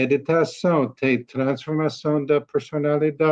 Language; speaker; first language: Portuguese; non-native, learner; English